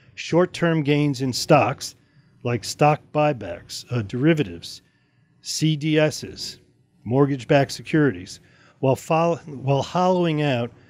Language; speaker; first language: English; native; English